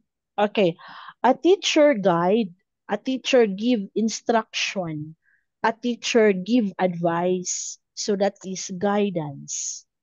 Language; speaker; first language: English; non-native, fluent; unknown